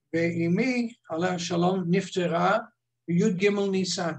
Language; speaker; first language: Hebrew; non-native, fluent; English